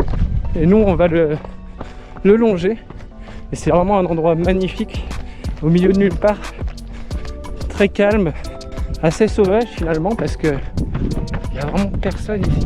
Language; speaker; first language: French; native; French